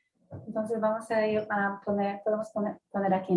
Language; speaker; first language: Spanish; early bilingual, heritage; Spanish